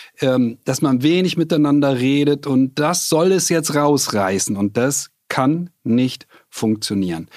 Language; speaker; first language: German; native; German